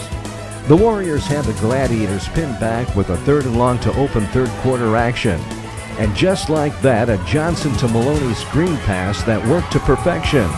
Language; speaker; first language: English; native; English